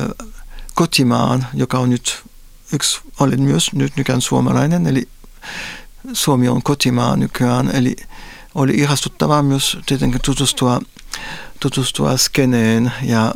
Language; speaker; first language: Finnish; non-native, fluent; Spanish